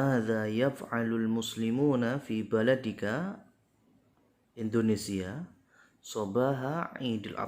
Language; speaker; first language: Arabic; non-native, fluent; Indonesian